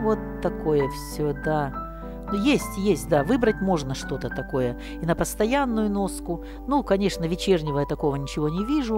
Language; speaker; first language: Russian; native; Russian